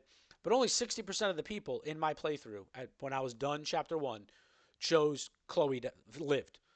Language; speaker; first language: English; native; English